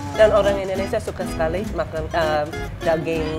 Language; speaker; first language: Indonesian; non-native, fluent; English